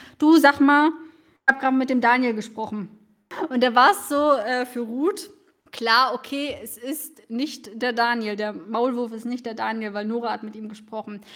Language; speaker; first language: German; early bilingual, other home language; Russian